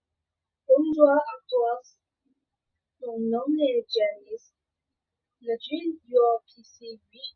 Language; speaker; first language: French; non-native, learner; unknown